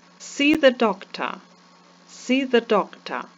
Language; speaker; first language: English; non-native, fluent; Ukrainian